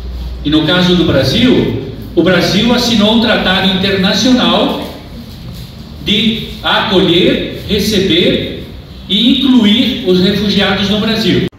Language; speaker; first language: Portuguese; non-native, fluent; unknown